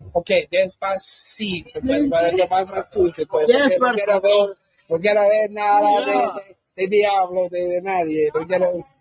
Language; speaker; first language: Spanish; non-native, learner; English